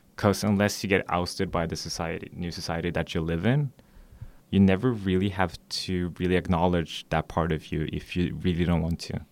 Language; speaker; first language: English; non-native, fluent; Norwegian